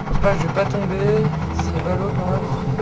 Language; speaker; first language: French; native; French